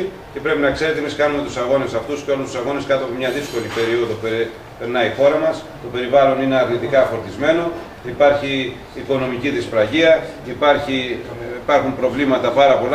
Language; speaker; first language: Greek; native; Greek